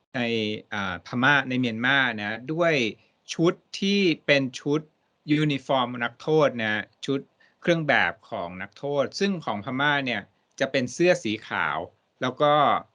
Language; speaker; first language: Thai; native; Thai